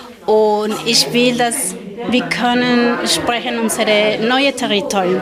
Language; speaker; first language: German; non-native, learner; Spanish